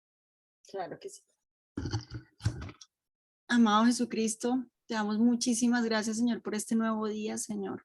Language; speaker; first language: Spanish; native; Spanish